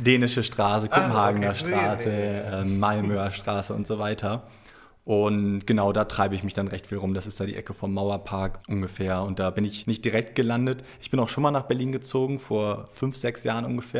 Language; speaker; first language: German; native; German